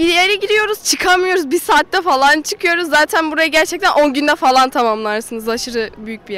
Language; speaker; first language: Turkish; native; Turkish